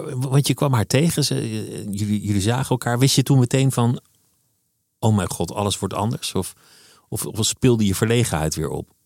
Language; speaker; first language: Dutch; native; Dutch